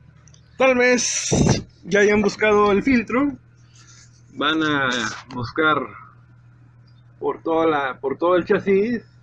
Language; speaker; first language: Spanish; native; Spanish